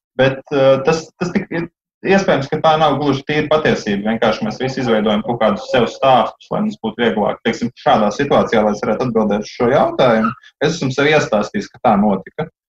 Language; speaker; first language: Latvian; native; Latvian